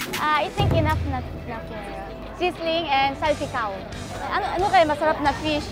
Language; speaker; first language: Korean; native; Korean